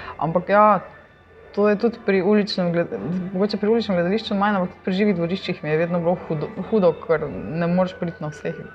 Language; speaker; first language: Slovenian; native; Slovenian